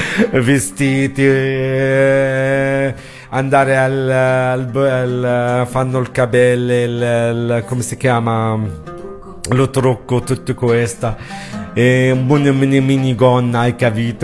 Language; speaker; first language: Italian; non-native, learner; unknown